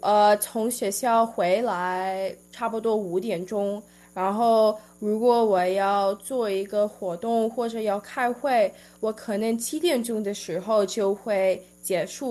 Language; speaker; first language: Chinese; early bilingual, heritage; Chinese